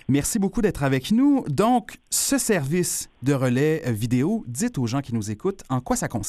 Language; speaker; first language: French; native; French